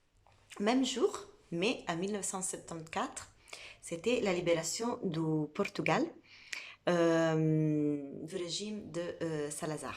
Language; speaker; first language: French; non-native, fluent; Italian